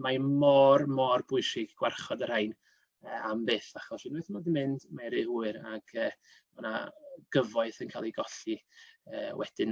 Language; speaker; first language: Welsh; native; Welsh